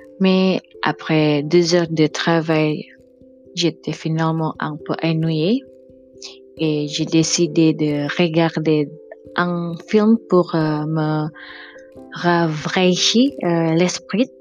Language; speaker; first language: French; non-native, learner; Indonesian